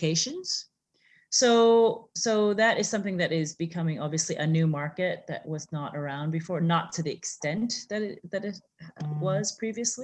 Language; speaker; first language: English; native; English